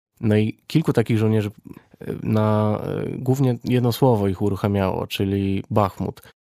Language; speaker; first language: Polish; native; Polish